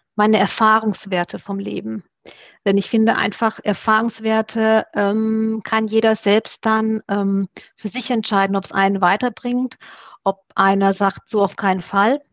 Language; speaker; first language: German; early bilingual, other home language; Romanian